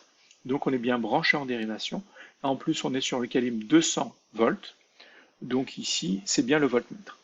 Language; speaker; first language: French; native; French